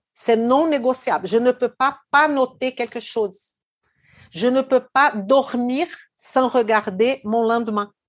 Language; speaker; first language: French; non-native, fluent; Portuguese